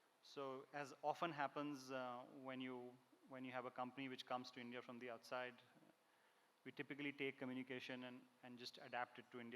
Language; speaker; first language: English; non-native, local second language; Hindi